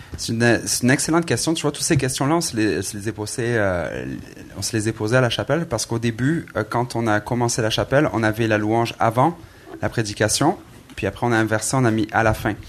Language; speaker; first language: French; native; French